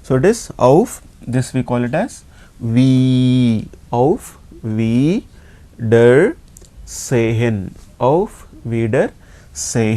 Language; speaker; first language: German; non-native, learner; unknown